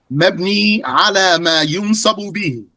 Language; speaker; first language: Arabic; non-native, fluent; English